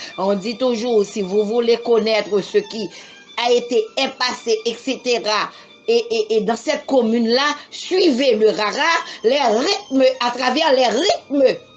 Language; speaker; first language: French; non-native, local second language; Haitian Creole